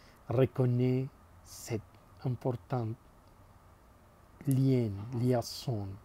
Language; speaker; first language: French; non-native, fluent; Spanish